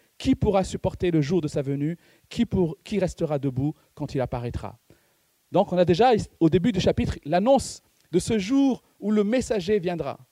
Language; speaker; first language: French; non-native, local second language; Malagasy